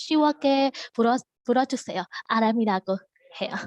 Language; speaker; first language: Korean; non-native, learner; Burmese